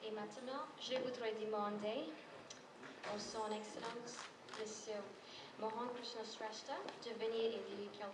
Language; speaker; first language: French; non-native, fluent; Nepali